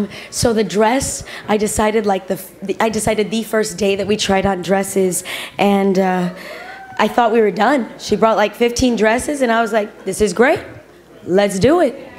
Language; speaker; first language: English; early bilingual, other home language; Spanish